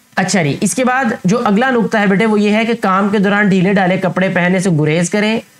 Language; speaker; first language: Urdu; non-native, local second language; Punjabi